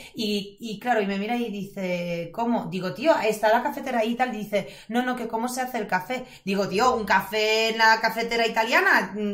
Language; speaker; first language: Spanish; non-native, fluent; Polish